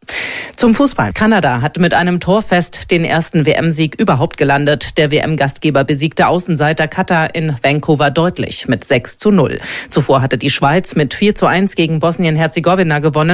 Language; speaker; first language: German; native; German